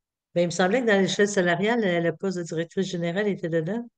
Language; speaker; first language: French; native; French